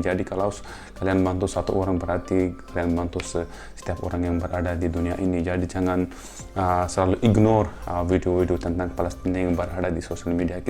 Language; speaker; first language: Indonesian; non-native, fluent; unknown